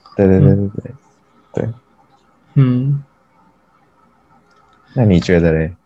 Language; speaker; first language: Chinese; non-native, learner; Japanese